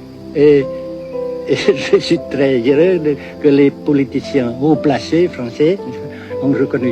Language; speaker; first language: French; non-native, local second language; Vietnamese